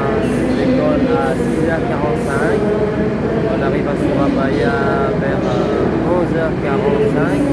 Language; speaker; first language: French; non-native, fluent; Indonesian